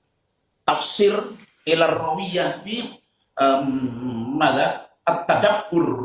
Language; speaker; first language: Arabic; non-native, fluent; Indonesian